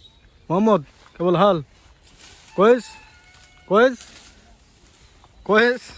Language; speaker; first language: Arabic; non-native, learner; Bangla